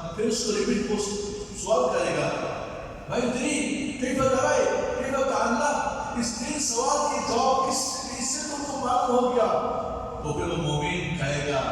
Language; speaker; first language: Urdu; non-native, local second language; Bangla